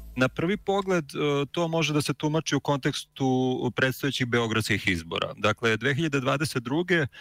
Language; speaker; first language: Serbian; native; Serbian